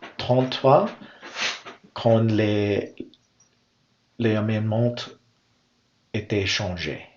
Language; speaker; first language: French; non-native, learner; English